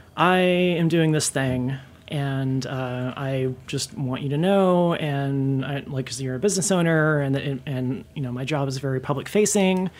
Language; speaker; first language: English; native; English